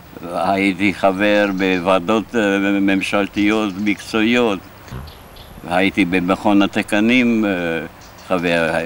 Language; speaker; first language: Hebrew; non-native, fluent; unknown